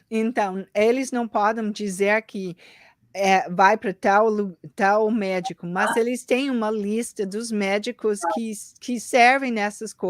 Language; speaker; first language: Portuguese; early bilingual, heritage; English